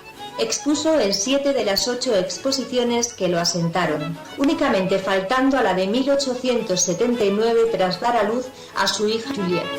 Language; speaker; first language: Spanish; native; Spanish